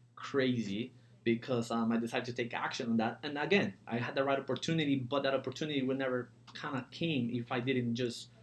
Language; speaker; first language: English; early bilingual, other home language; Spanish